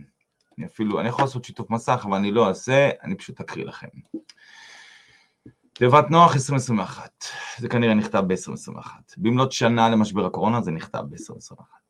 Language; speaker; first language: Hebrew; native; Hebrew